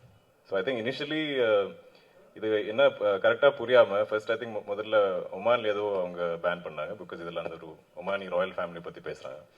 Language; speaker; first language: Tamil; non-native, local second language; Malayalam